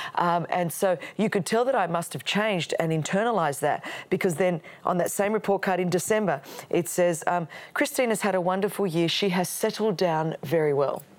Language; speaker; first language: English; non-native, local second language; Greek